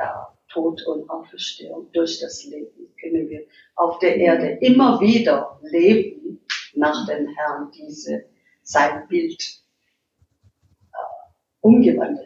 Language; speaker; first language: German; non-native, learner; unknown